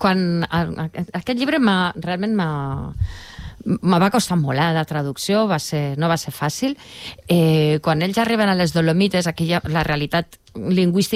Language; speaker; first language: Catalan; native; Catalan